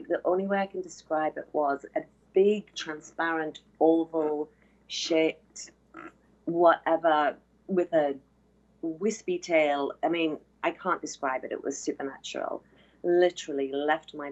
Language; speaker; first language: English; native; English